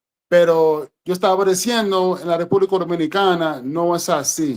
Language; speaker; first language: Spanish; non-native, fluent; English